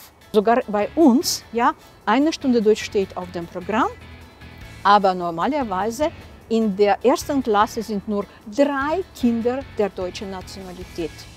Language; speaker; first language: German; non-native, local second language; Russian